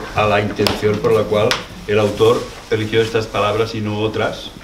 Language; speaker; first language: Spanish; non-native, local second language; Catalan